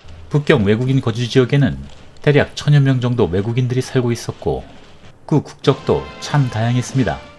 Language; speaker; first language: Korean; native; Korean